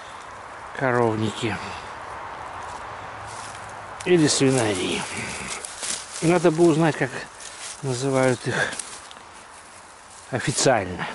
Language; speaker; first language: Russian; native; Russian